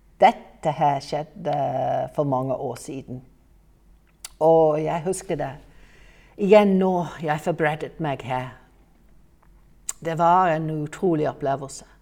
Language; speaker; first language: Norwegian; non-native, fluent; English